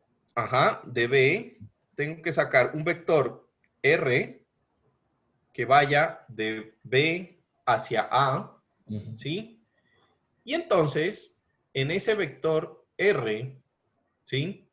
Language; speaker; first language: Spanish; native; Spanish